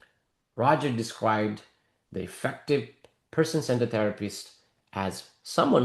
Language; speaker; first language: English; non-native, fluent; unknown